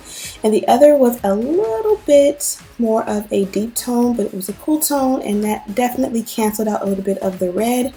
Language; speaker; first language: English; native; English